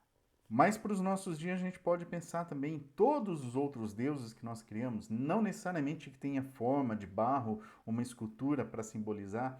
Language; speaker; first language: Portuguese; native; Portuguese